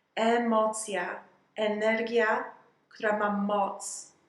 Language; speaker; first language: Polish; early bilingual, heritage; Polish